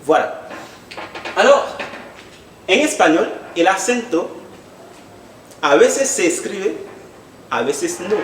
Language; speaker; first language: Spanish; non-native, fluent; Haitian Creole